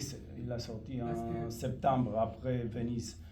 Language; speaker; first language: French; non-native, fluent; Romanian